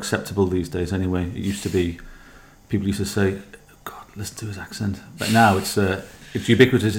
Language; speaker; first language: English; native; English